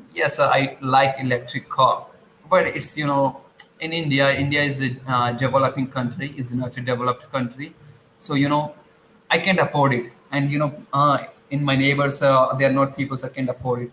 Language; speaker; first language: English; non-native, learner; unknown